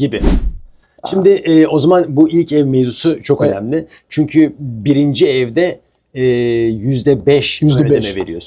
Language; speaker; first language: Turkish; native; Turkish